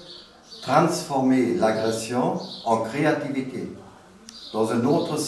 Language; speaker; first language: French; non-native, fluent; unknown